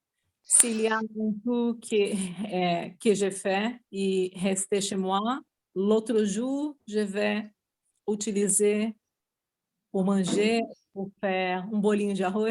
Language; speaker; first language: French; non-native, learner; Portuguese